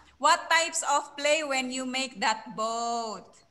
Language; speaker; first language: English; non-native, fluent; Indonesian